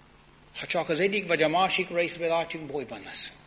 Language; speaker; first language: Hungarian; non-native, learner; English